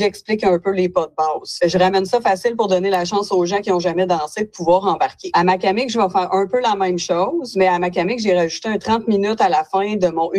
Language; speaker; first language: French; native; French